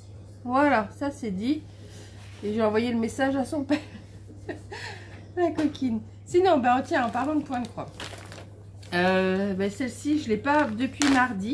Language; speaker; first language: French; native; French